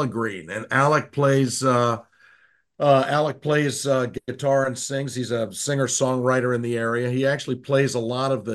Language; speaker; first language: English; native; English